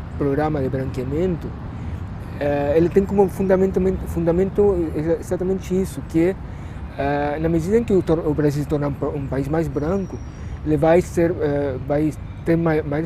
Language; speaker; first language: Portuguese; native; Portuguese